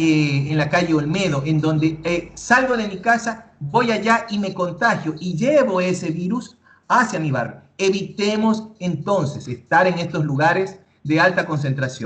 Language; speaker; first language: Spanish; native; Spanish